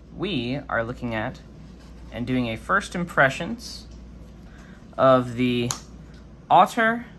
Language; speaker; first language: English; native; English